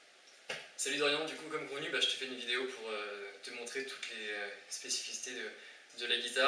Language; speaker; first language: French; native; French